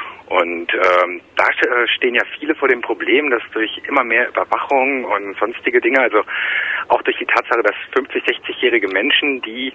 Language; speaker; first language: German; native; German